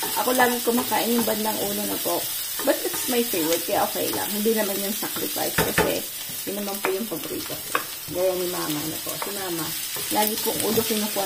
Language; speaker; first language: Filipino; native; Filipino